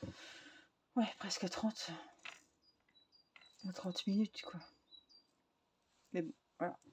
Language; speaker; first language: French; native; French